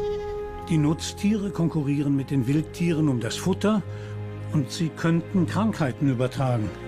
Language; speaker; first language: German; native; German